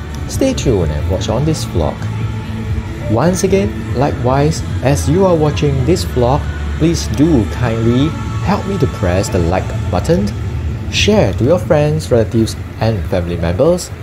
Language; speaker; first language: English; non-native, local second language; Chinese